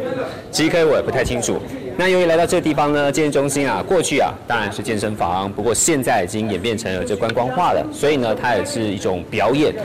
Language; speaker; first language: Chinese; native; Chinese